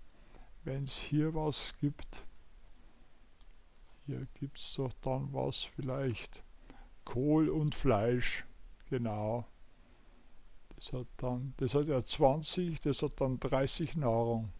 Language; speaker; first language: German; native; German